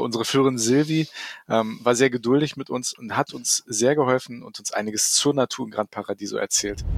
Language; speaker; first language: German; native; German